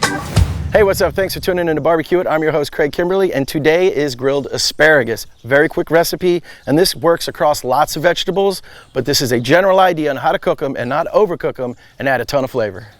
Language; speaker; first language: English; native; English